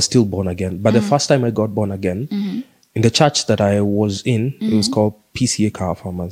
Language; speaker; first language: English; non-native, local second language; Swahili